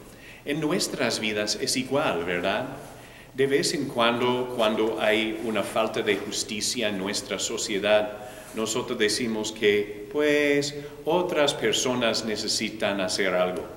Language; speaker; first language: Spanish; non-native, fluent; English